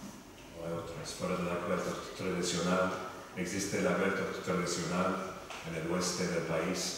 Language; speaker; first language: Spanish; non-native, fluent; English